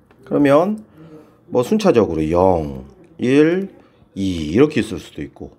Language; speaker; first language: Korean; native; Korean